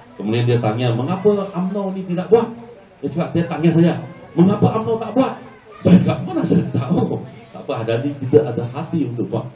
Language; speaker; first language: Malay; non-native, local second language; Chinese